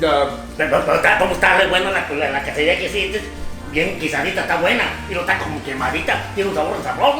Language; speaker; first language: Spanish; native; Spanish